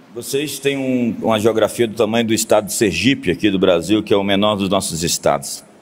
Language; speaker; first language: Portuguese; non-native, fluent; Hebrew